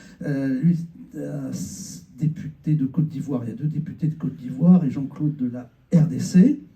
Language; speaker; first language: French; native; French